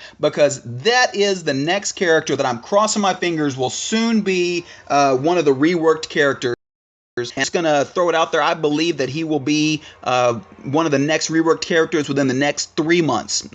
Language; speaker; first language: English; native; English